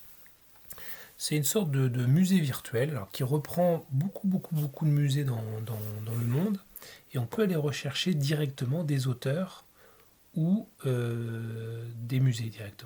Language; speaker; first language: French; native; French